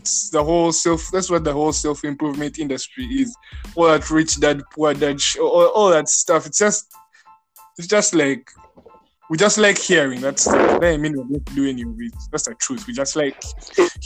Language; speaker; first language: English; non-native, local second language; Ganda